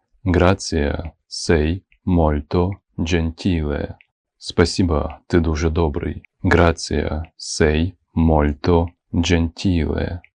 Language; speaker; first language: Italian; non-native, fluent; Ukrainian